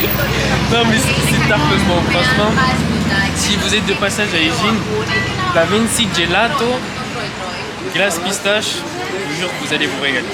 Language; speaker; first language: French; native; French